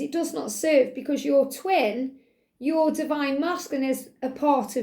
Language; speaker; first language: English; native; English